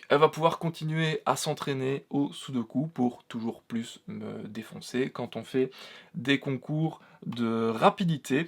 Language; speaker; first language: French; native; French